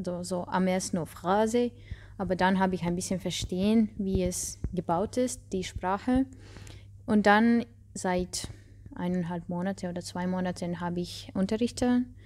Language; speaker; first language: German; non-native, learner; Russian